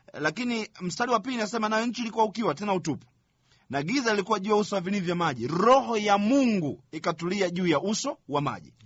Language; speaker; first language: Swahili; native; Swahili